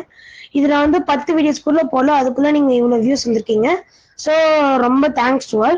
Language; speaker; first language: Tamil; native; Tamil